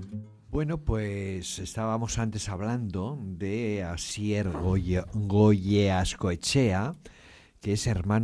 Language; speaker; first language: Spanish; native; Spanish